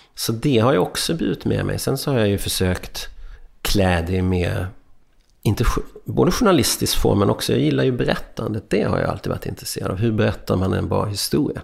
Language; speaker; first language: Swedish; early bilingual, other home language; Hungarian